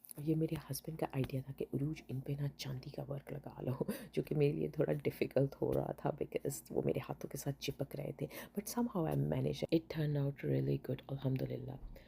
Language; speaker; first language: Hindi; native; Hindi